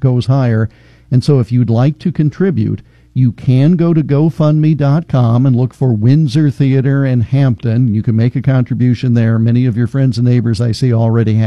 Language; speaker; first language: English; native; English